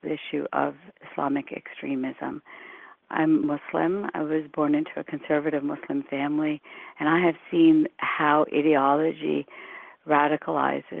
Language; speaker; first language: English; early bilingual, other home language; Urdu